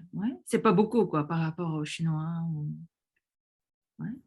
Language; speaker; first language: French; early bilingual, other home language; Korean